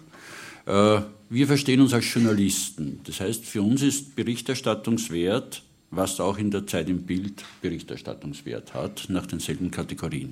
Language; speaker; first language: German; native; German